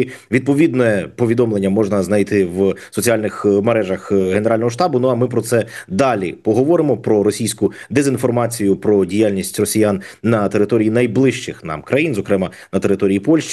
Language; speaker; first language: Ukrainian; native; Ukrainian